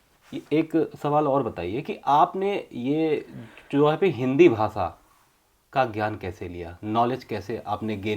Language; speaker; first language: Hindi; native; Hindi